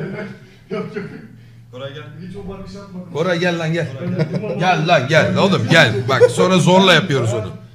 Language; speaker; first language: Turkish; native; Turkish